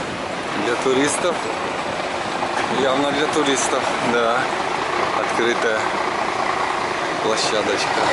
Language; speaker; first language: Russian; native; Russian